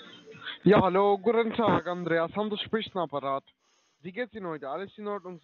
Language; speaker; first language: German; non-native, learner; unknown